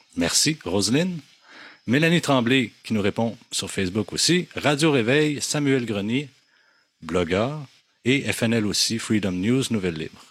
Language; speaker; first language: French; native; French